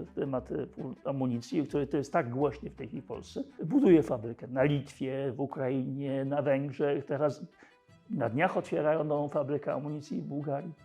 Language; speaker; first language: Polish; native; Polish